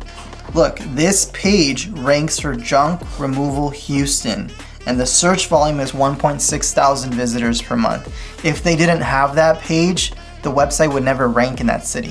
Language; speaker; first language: English; native; English